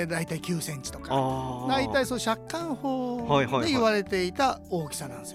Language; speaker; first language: Japanese; native; Japanese